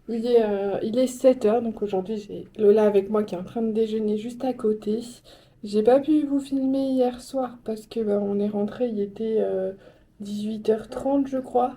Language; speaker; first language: French; native; French